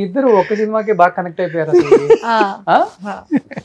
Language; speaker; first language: Telugu; native; Telugu